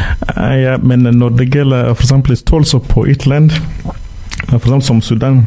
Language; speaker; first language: Danish; non-native, fluent; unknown